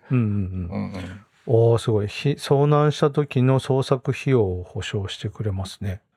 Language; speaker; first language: Japanese; native; Japanese